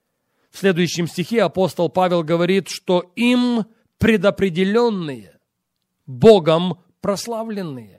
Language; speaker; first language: Russian; native; Russian